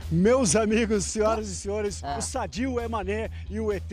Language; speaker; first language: Portuguese; native; Portuguese